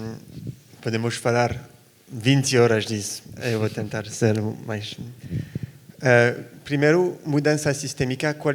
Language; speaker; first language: Portuguese; non-native, fluent; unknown